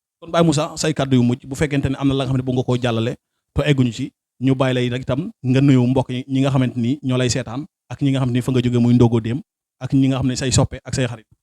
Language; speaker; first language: Wolof; native; Wolof